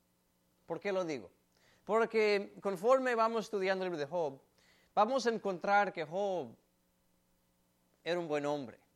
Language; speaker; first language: Spanish; native; Spanish